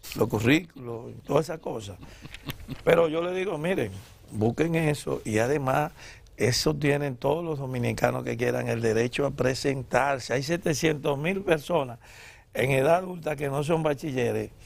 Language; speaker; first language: Spanish; native; Spanish